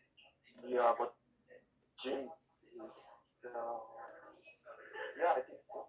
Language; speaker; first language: English; non-native, learner; Korean